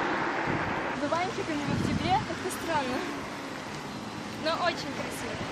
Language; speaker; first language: Russian; native; Russian